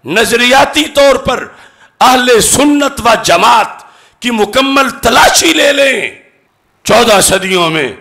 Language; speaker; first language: Urdu; non-native, local second language; Punjabi